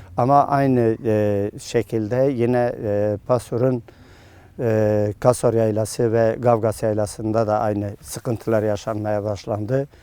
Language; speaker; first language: Turkish; non-native, local second language; Kurdish